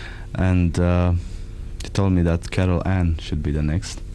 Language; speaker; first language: English; non-native, fluent; Romanian